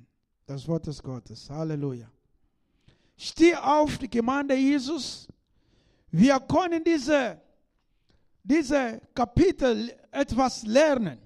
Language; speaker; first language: German; non-native, learner; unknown